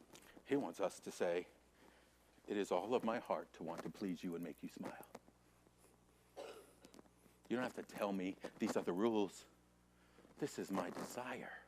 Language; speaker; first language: English; native; English